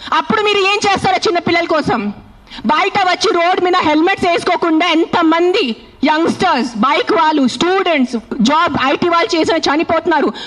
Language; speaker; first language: Telugu; non-native, fluent; Marathi